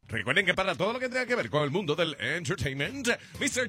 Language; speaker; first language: Spanish; native; Spanish